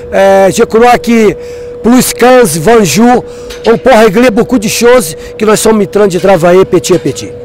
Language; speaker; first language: French; non-native, fluent; Portuguese